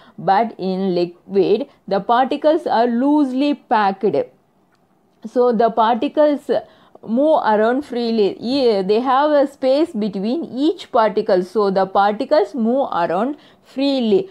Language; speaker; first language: English; non-native, local second language; Tamil